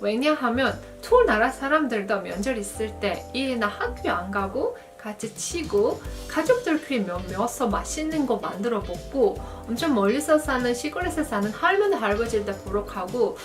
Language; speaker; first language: Korean; non-native, fluent; Azerbaijani